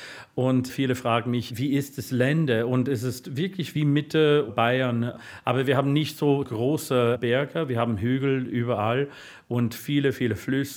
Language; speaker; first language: German; non-native, fluent; English